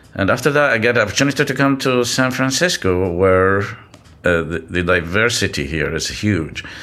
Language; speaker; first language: English; non-native, fluent; Arabic